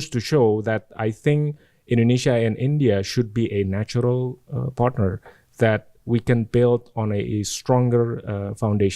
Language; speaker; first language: English; non-native, fluent; Indonesian